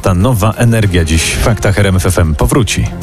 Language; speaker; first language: Polish; native; Polish